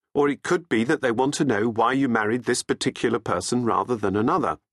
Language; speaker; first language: English; native; English